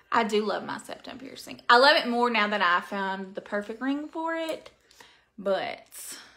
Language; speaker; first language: English; native; English